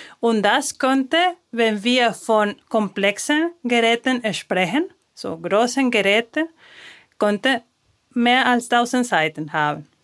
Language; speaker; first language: German; non-native, fluent; Spanish